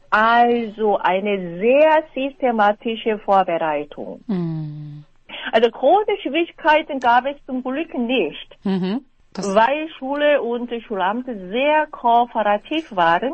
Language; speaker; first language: German; non-native, fluent; Korean